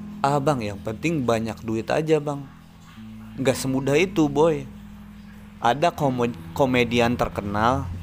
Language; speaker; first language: Indonesian; native; Indonesian